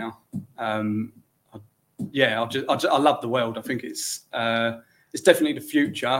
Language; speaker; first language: English; native; English